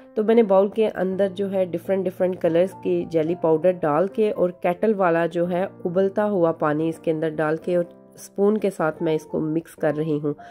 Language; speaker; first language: Urdu; non-native, local second language; Punjabi